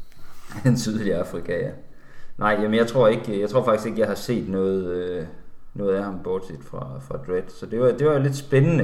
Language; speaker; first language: Danish; native; Danish